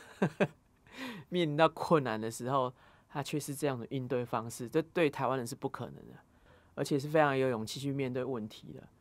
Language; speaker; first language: Chinese; native; Chinese